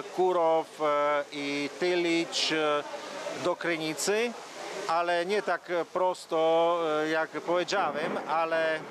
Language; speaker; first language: Polish; non-native, learner; Slovak